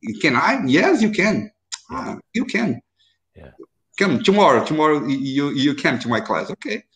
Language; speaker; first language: English; non-native, learner; Portuguese